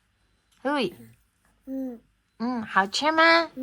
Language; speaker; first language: Chinese; non-native, learner; Filipino